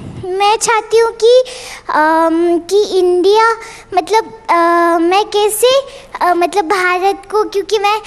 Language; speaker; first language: Hindi; non-native, local second language; Bangla